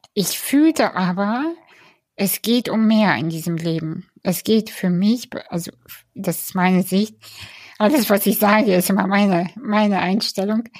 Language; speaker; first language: German; early bilingual, other home language; Russian